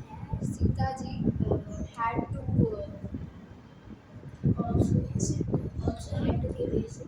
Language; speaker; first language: English; non-native, learner; Hindi